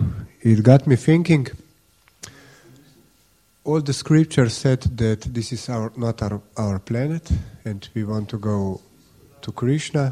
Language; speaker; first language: English; non-native, fluent; Slovenian